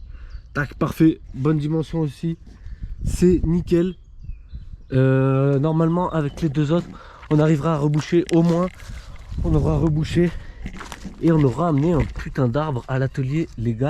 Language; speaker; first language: French; native; French